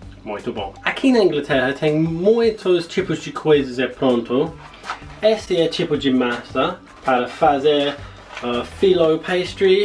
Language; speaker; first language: Portuguese; non-native, learner; English